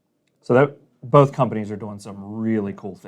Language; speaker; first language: English; native; English